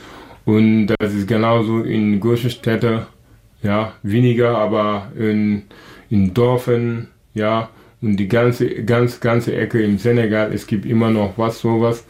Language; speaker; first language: German; non-native, local second language; Wolof